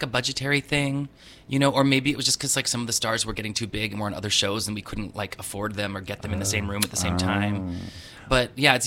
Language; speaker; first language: English; native; English